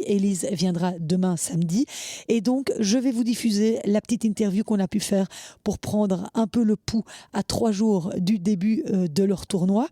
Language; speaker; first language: French; native; French